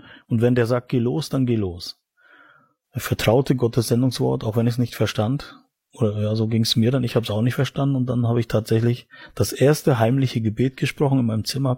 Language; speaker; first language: German; native; German